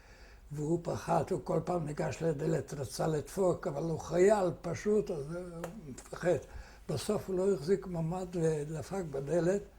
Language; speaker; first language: Hebrew; non-native, fluent; Yiddish